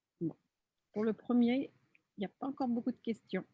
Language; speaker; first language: French; native; French